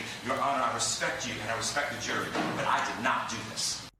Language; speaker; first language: English; native; English